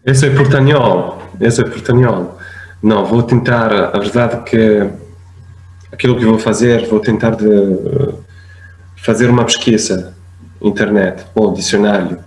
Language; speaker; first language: Portuguese; non-native, fluent; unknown